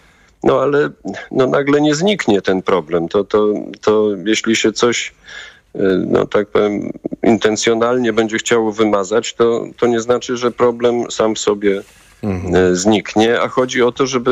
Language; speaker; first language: Polish; native; Polish